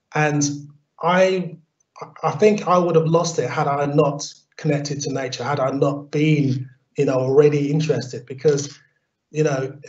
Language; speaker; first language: English; native; English